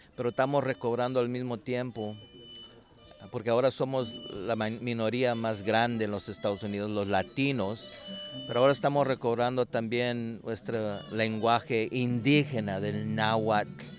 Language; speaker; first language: Spanish; native; Spanish